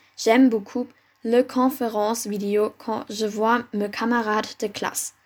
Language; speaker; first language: French; non-native, learner; German